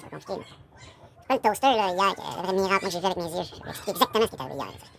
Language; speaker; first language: French; native; French